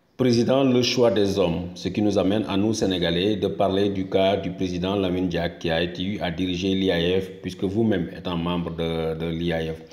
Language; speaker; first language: French; non-native, local second language; Wolof